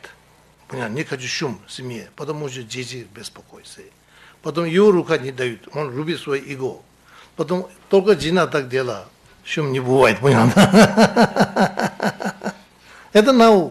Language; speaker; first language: Russian; non-native, learner; Tibetan